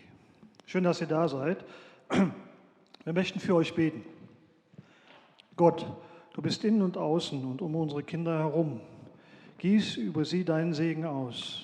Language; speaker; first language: German; native; German